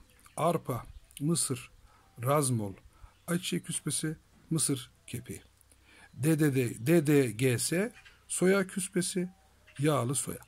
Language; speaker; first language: Turkish; native; Turkish